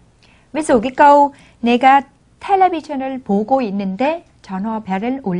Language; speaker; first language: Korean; non-native, fluent; Vietnamese